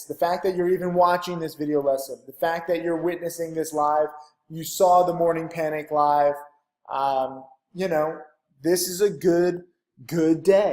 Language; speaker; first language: English; native; English